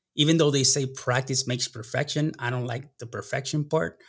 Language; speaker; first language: English; non-native, fluent; Spanish